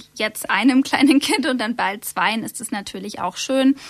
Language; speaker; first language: German; native; German